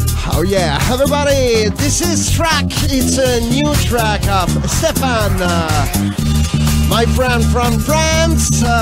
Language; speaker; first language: English; non-native, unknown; French